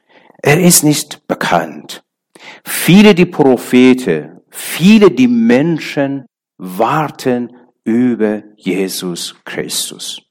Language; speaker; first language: German; non-native, learner; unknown